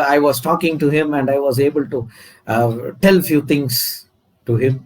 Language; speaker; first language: English; non-native, local second language; Telugu